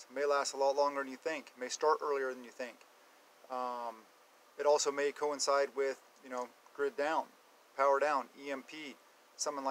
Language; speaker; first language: English; native; English